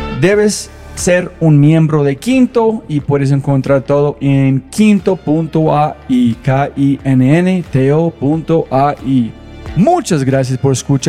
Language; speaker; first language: Spanish; non-native, fluent; English